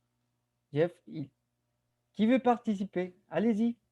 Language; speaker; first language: French; non-native, fluent; Spanish